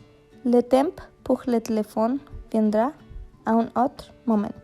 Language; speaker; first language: French; non-native, learner; Spanish